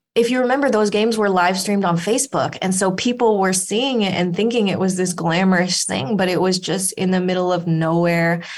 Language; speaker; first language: English; native; English